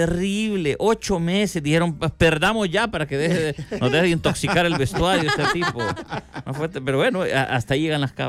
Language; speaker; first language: Spanish; native; Spanish